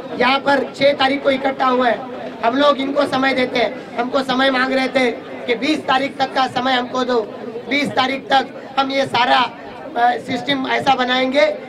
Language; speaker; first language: Hindi; non-native, local second language; Marathi